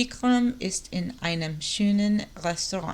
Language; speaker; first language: German; non-native, learner; English